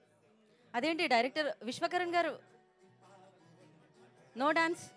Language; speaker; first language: Telugu; native; Telugu